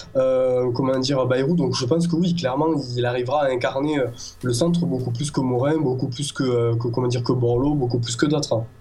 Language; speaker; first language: French; native; French